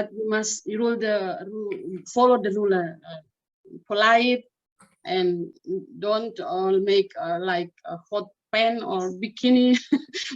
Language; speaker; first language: English; non-native, learner; Indonesian